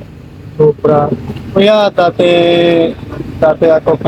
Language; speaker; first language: Filipino; non-native, learner; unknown